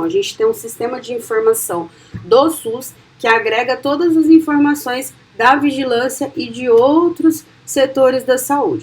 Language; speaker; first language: Portuguese; native; Portuguese